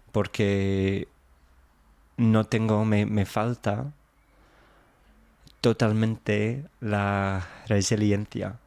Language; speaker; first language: Spanish; non-native, fluent; English